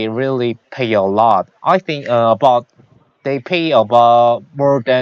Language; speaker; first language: English; non-native, learner; Korean